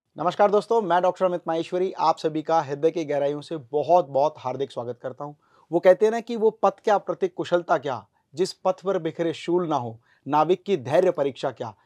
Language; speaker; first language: Hindi; native; Hindi